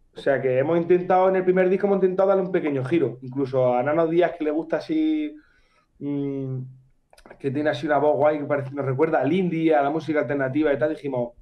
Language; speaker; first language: Spanish; native; Spanish